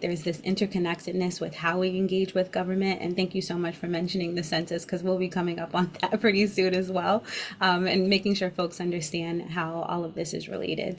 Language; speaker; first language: English; native; English